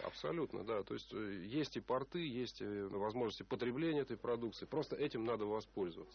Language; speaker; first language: Russian; native; Russian